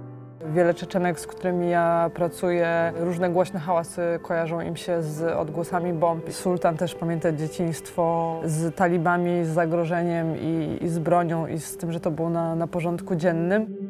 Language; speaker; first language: Polish; non-native, local second language; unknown